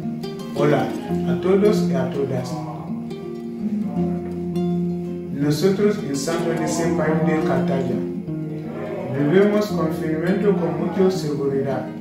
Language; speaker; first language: Spanish; non-native, learner; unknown